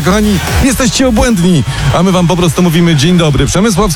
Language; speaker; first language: Polish; native; Polish